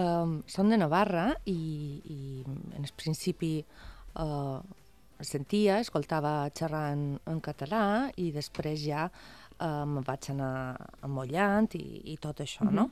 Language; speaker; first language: Catalan; non-native, local second language; Spanish